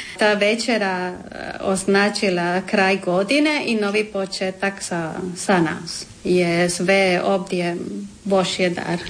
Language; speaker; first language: Croatian; non-native, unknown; Spanish